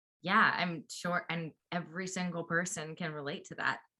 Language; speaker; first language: English; native; English